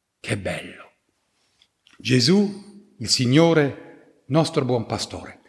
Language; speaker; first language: Italian; non-native, fluent; German